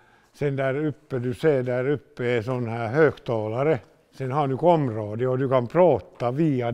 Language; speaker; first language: Swedish; non-native, local second language; Finnish